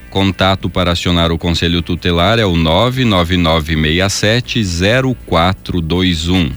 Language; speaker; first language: Portuguese; native; Portuguese